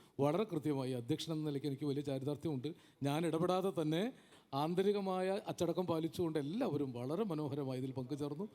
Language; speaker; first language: Malayalam; native; Malayalam